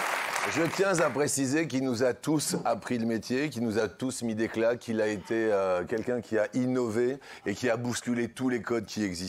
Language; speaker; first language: French; native; French